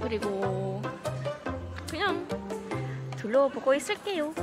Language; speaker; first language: Korean; non-native, fluent; English